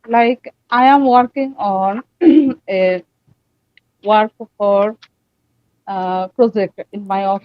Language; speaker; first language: English; non-native, learner; Bangla